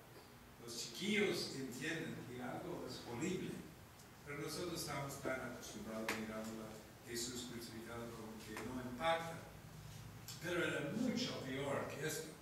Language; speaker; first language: Spanish; non-native, fluent; English